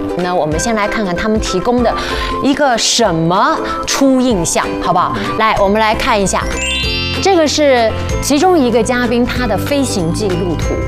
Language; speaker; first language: Chinese; native; Chinese